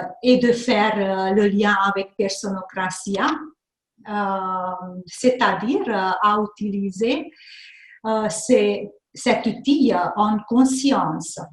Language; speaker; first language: French; non-native, fluent; Hungarian